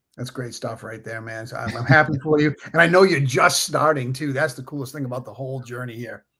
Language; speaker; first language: English; native; English